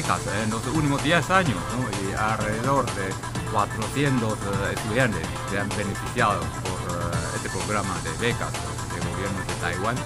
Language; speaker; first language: Spanish; non-native, fluent; Chinese